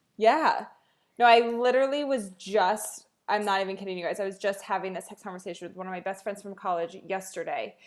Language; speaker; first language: English; native; English